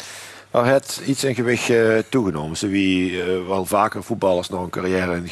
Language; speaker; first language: Dutch; native; Dutch